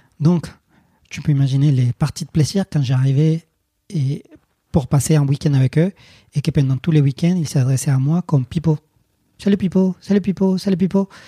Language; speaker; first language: French; non-native, fluent; Spanish